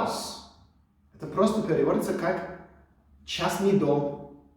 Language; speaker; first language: Russian; non-native, fluent; English